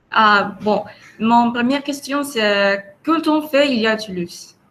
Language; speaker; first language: French; non-native, learner; Spanish